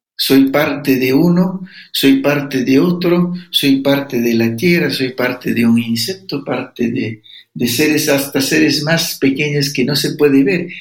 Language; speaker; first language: Spanish; non-native, local second language; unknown